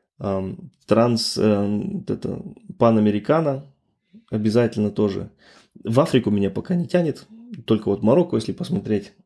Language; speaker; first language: Russian; native; Russian